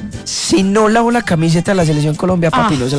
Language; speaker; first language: Spanish; native; Spanish